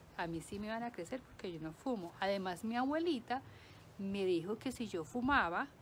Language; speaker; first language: Spanish; native; Spanish